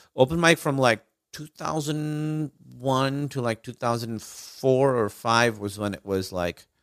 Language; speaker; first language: English; non-native, local second language; Urdu